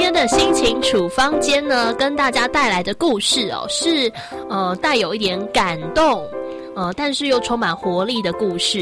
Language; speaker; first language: Chinese; native; Chinese